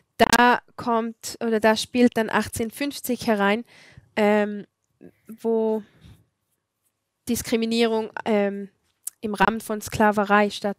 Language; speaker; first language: German; non-native, fluent; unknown